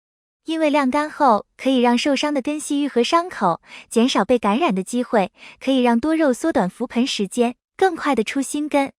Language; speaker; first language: Chinese; native; Chinese